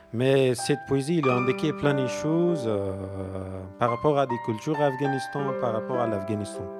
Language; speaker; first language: French; non-native, learner; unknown